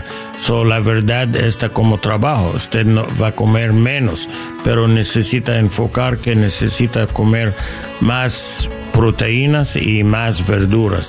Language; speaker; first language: Spanish; non-native, learner; English